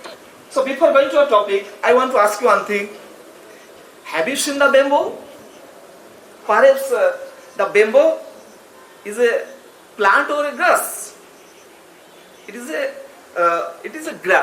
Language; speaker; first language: English; non-native, local second language; Odia